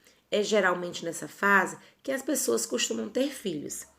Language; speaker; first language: Portuguese; native; Portuguese